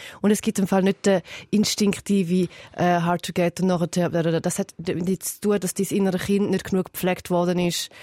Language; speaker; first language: German; early bilingual, other home language; Serbian